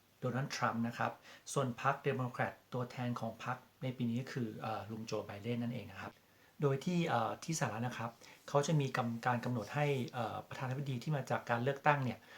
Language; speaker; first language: Thai; native; Thai